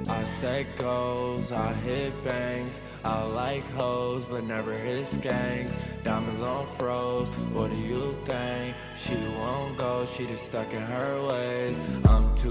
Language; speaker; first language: English; native; English